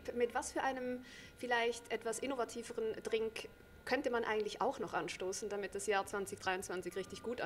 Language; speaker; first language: German; native; German